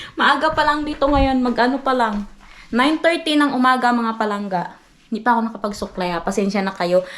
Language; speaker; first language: Filipino; non-native, local second language; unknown